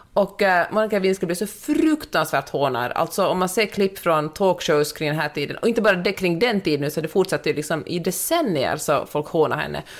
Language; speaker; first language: Swedish; native; Swedish